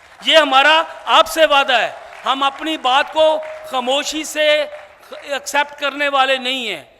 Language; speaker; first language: Urdu; non-native, local second language; Punjabi